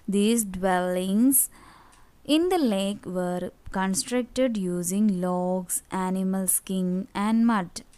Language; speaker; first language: English; non-native, local second language; Malayalam